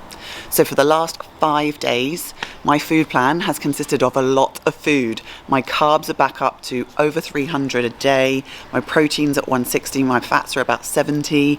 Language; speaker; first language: English; native; English